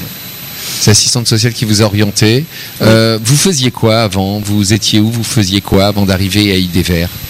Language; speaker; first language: French; native; French